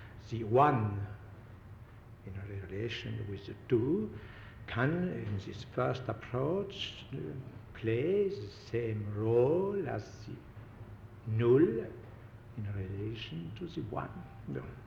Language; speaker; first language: English; non-native, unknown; French